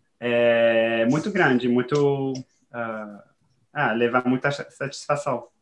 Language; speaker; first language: Portuguese; non-native, fluent; French